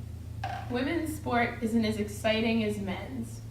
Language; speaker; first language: English; native; English